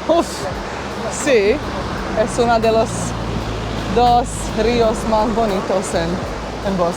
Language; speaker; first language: Spanish; non-native, learner; Bosnian